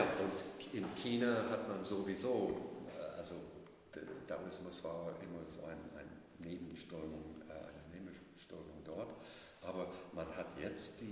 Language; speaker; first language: German; non-native, fluent; English